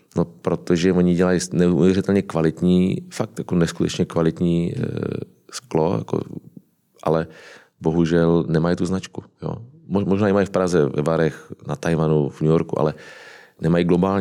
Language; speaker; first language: Czech; native; Czech